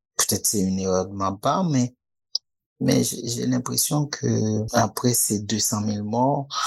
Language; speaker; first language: French; native; French